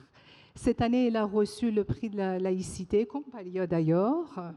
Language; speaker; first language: French; non-native, fluent; Persian